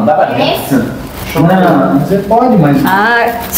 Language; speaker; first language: Portuguese; native; Portuguese